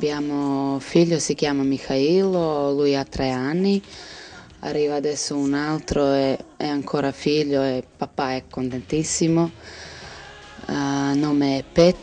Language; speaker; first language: Italian; non-native, learner; Serbian